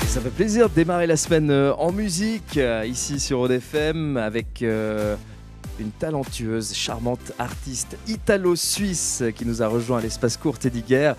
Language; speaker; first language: French; native; French